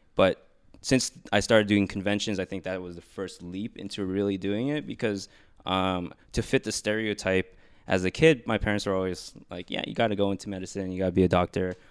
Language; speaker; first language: English; early bilingual, other home language; Filipino